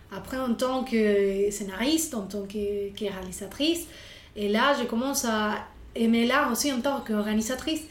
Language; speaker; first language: French; non-native, fluent; Spanish